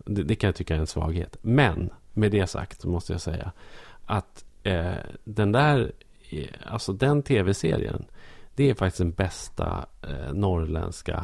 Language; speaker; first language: Swedish; native; Swedish